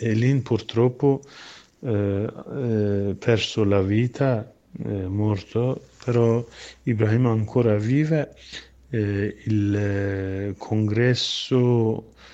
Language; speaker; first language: Italian; non-native, learner; Kurdish